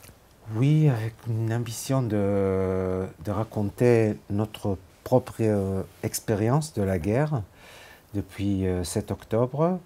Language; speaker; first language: French; non-native, fluent; Hebrew